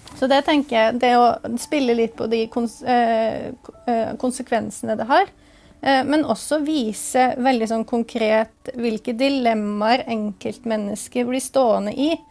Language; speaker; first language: Norwegian; native; Norwegian